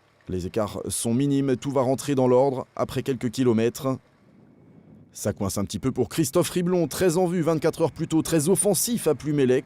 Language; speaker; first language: French; native; French